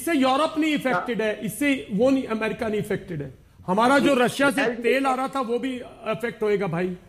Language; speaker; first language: Hindi; native; Hindi